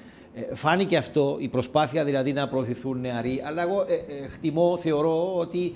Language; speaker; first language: Greek; native; Greek